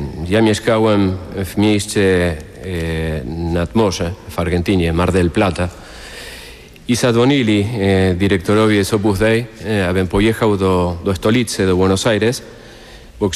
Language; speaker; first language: Polish; non-native, fluent; Spanish